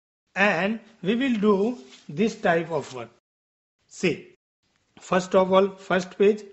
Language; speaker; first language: English; non-native, local second language; Gujarati